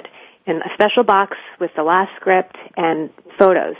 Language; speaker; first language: English; native; English